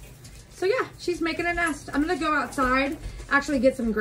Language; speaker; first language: English; native; English